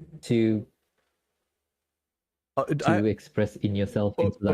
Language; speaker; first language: English; non-native, fluent; Japanese